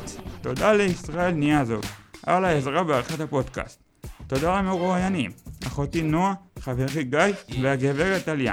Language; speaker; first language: Hebrew; native; Hebrew